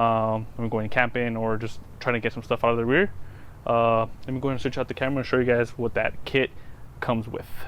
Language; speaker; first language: English; native; English